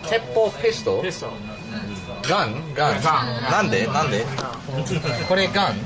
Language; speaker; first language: Japanese; non-native, learner; English